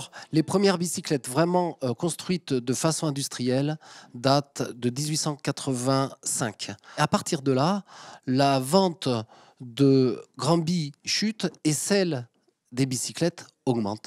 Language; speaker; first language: French; native; French